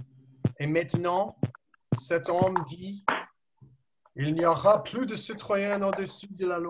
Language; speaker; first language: French; non-native, learner; English